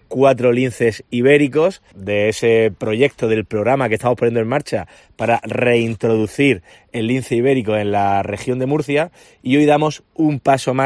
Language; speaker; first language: Spanish; native; Spanish